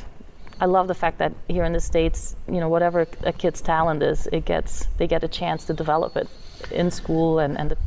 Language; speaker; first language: English; non-native, fluent; Dutch